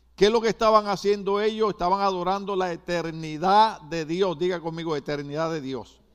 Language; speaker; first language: Spanish; native; Spanish